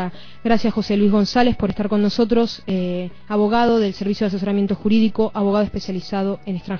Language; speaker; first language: Spanish; native; Spanish